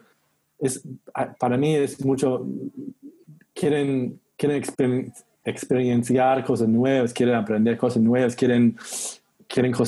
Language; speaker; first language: Spanish; non-native, learner; English